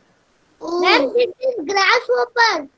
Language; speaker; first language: English; non-native, learner; Hindi